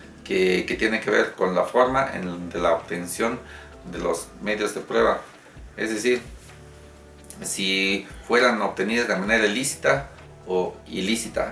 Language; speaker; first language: Spanish; native; Spanish